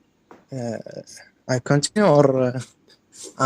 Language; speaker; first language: English; non-native, learner; Arabic